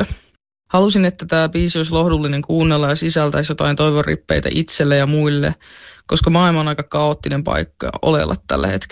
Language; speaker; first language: Finnish; native; Finnish